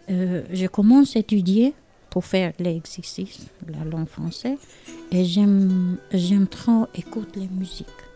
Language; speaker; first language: French; non-native, learner; Albanian